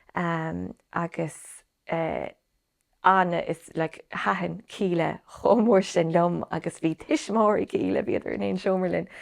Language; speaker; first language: Irish; native; Irish